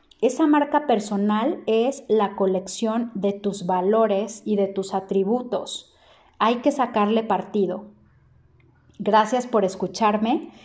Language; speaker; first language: Spanish; native; Spanish